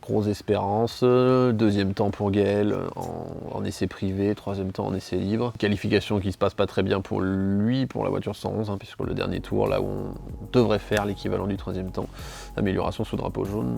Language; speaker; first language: French; native; French